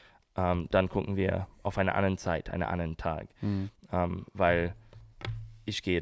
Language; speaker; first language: German; non-native, learner; English